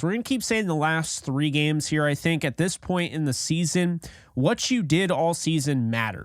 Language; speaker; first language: English; native; English